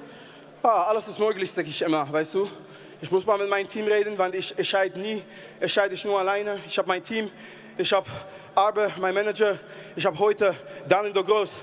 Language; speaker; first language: German; non-native, fluent; Dutch